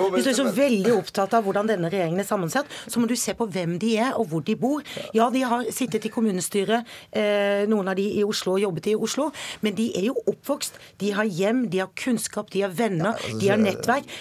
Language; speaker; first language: Norwegian; native; Norwegian